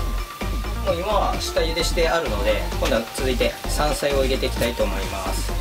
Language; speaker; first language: Japanese; native; Japanese